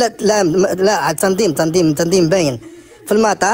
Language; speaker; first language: Arabic; native; Arabic